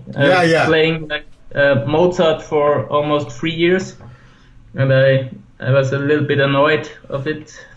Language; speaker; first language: English; non-native, fluent; German